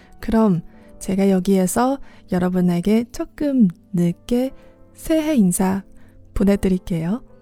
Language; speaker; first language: Korean; non-native, fluent; Chinese